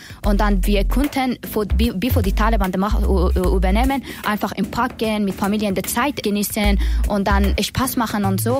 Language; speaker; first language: German; non-native, learner; Persian